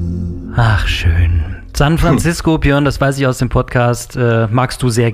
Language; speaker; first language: German; native; German